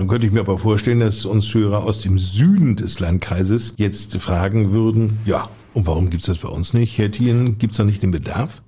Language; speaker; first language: German; native; German